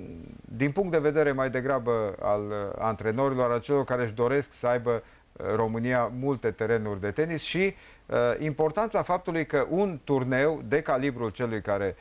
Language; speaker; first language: Romanian; native; Romanian